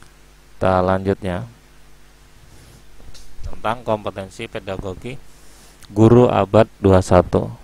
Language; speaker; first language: Indonesian; native; Indonesian